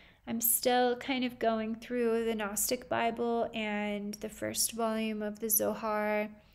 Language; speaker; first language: English; native; English